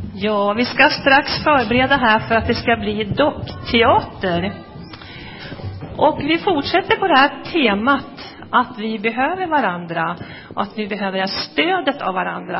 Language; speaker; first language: Swedish; native; Swedish